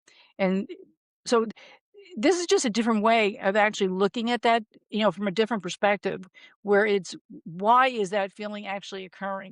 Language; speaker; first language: English; native; English